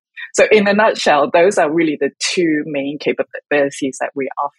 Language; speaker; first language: English; non-native, local second language; Cantonese